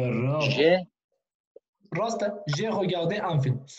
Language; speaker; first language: French; non-native, fluent; Kurdish